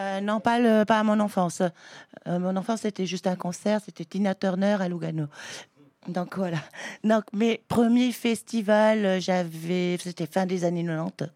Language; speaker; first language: French; native; French